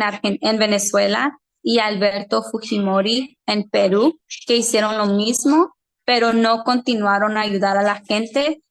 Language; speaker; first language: Spanish; early bilingual, heritage; Spanish